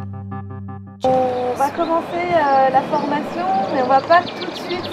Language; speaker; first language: French; non-native, local second language; Luxembourgish